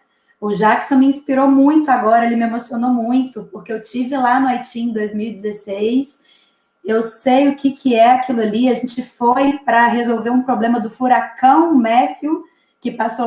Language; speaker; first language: Portuguese; native; Portuguese